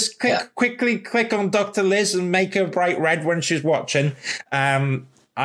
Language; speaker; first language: English; native; English